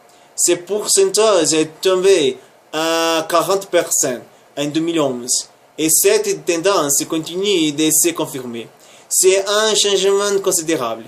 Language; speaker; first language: French; non-native, learner; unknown